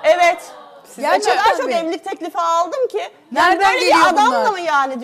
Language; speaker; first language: Turkish; native; Turkish